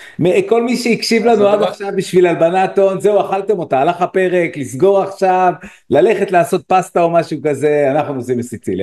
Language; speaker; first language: Hebrew; native; Hebrew